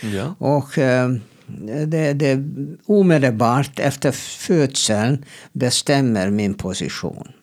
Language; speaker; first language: Swedish; non-native, fluent; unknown